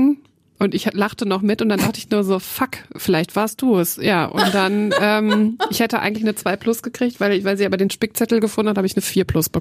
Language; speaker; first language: German; native; German